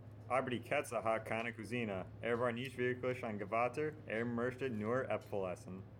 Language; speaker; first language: German; non-native, learner; English